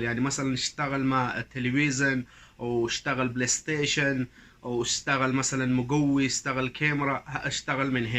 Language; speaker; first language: Arabic; non-native, learner; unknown